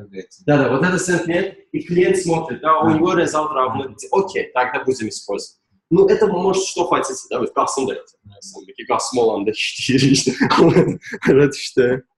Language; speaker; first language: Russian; non-native, local second language; Azerbaijani